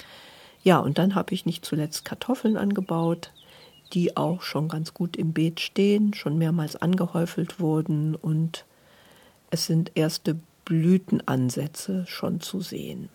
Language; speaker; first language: German; native; German